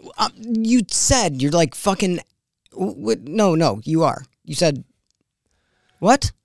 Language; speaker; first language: English; native; English